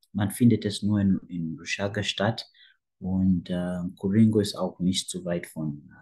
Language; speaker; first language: German; non-native, fluent; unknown